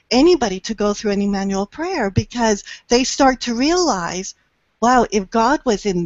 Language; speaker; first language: English; native; English